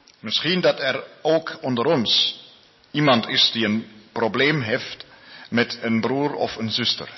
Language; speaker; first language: Dutch; non-native, learner; Spanish